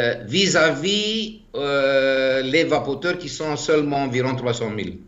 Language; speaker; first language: French; non-native, fluent; Greek